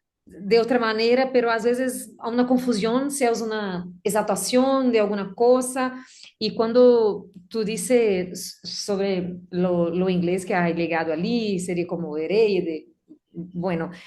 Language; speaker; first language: Spanish; non-native, learner; Portuguese